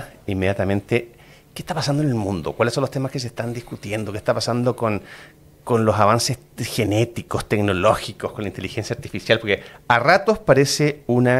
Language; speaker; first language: Spanish; native; Spanish